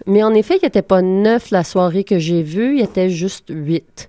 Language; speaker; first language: French; native; French